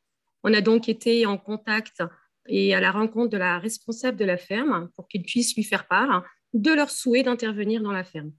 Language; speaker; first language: French; native; French